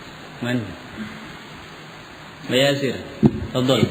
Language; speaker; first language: Arabic; non-native, fluent; Indonesian